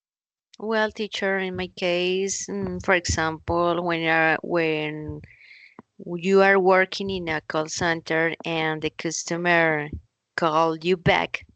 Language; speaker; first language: English; non-native, learner; Spanish